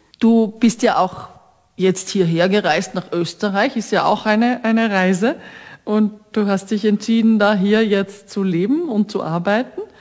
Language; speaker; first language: German; native; German